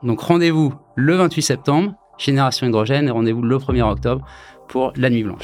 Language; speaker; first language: French; native; French